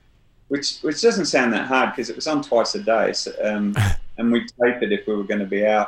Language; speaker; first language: English; native; English